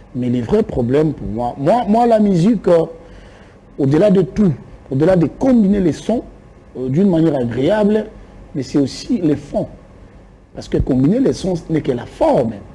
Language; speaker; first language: French; non-native, local second language; Lingala